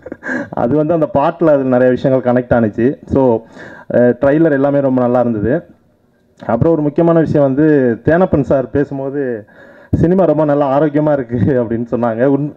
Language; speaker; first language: Tamil; native; Tamil